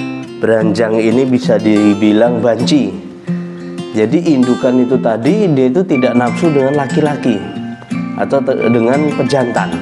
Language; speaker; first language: Indonesian; non-native, local second language; Javanese